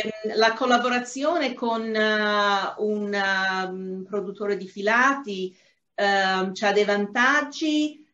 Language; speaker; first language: Italian; non-native, fluent; English